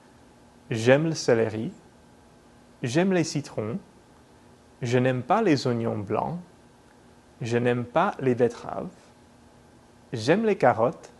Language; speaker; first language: French; non-native, fluent; English